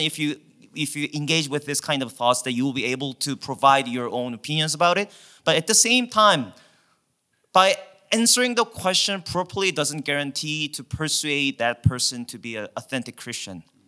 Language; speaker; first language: English; non-native, fluent; Korean